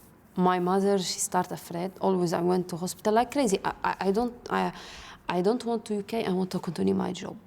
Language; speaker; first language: English; non-native, learner; Arabic